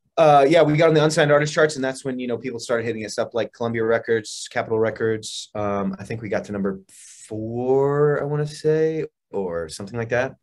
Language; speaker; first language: English; native; English